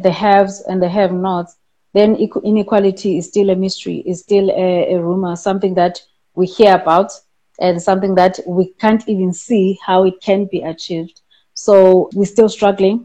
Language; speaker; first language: English; non-native, local second language; Xhosa